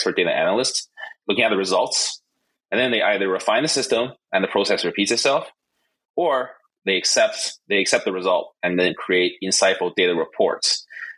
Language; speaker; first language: English; non-native, fluent; Chinese